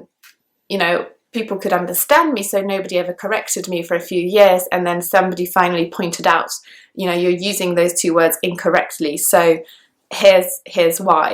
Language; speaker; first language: English; non-native, fluent; Polish